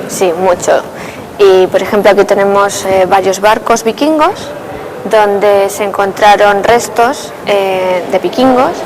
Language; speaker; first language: Spanish; native; Spanish